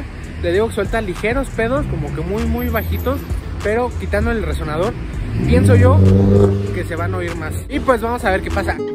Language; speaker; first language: Spanish; native; Spanish